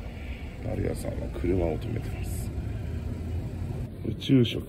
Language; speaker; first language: Japanese; native; Japanese